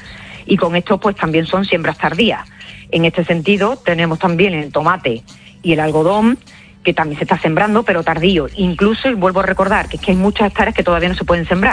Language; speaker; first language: Spanish; native; Spanish